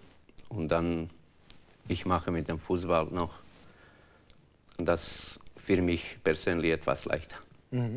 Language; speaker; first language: German; non-native, learner; Croatian